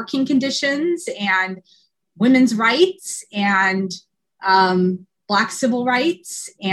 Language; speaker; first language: English; native; English